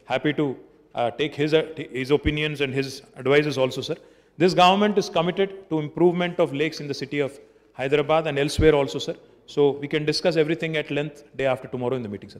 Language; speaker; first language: Hindi; non-native, local second language; Telugu